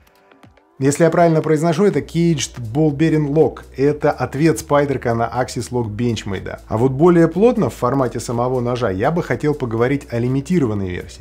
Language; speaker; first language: Russian; native; Russian